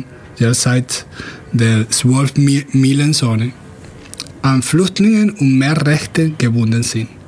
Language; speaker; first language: German; non-native, fluent; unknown